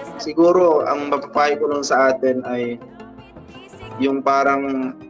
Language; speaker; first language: Filipino; non-native, local second language; Maguindanaon